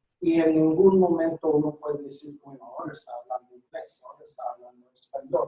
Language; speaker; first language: Spanish; non-native, fluent; English